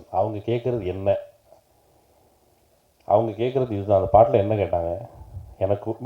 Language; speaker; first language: Tamil; native; Tamil